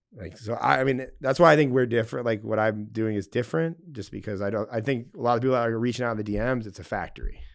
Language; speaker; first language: English; native; English